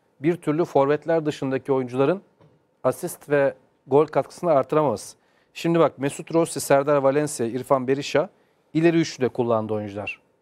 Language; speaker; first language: Turkish; native; Turkish